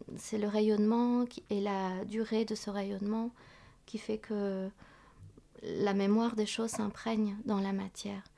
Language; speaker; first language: French; early bilingual, other home language; Vietnamese